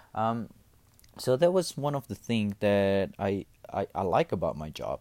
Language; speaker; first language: English; non-native, fluent; Indonesian